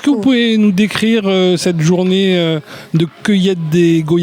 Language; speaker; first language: French; native; French